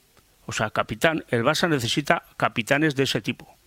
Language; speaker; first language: Spanish; native; Spanish